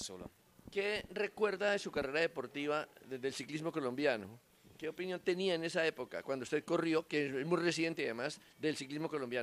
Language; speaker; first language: Spanish; native; Spanish